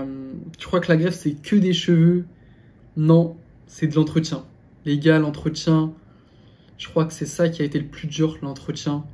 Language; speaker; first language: French; native; French